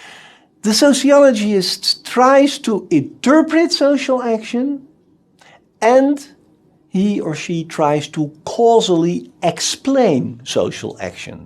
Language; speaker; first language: English; non-native, fluent; Dutch